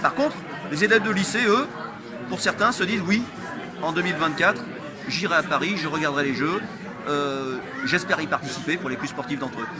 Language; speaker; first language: French; native; French